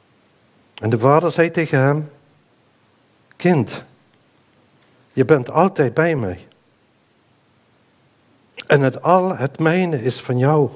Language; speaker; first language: Dutch; native; Dutch